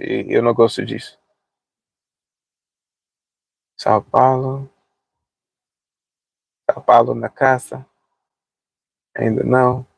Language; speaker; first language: Portuguese; non-native, fluent; English